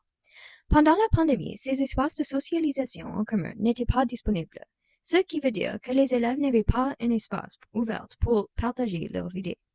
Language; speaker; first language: French; non-native, learner; English